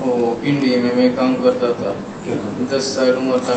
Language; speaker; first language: Hindi; non-native, local second language; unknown